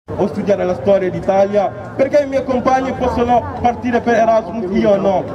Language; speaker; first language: Italian; non-native, fluent; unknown